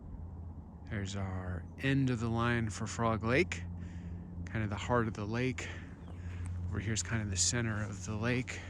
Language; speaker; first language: English; native; English